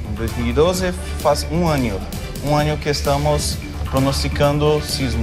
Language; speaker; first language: Spanish; non-native, learner; Portuguese